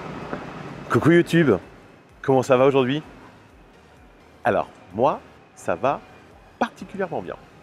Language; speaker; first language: French; native; French